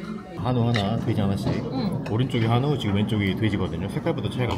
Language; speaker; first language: Korean; native; Korean